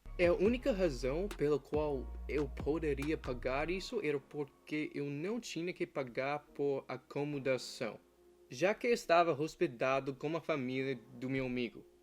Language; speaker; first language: Portuguese; non-native, fluent; English